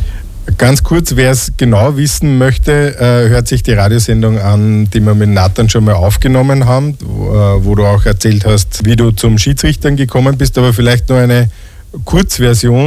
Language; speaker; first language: German; native; German